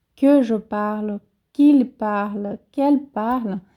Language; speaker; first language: French; non-native, fluent; Portuguese